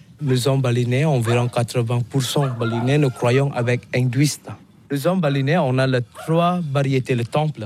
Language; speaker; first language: French; non-native, learner; Balinese